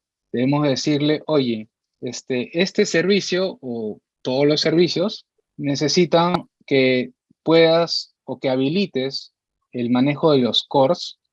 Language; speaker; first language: Spanish; native; Spanish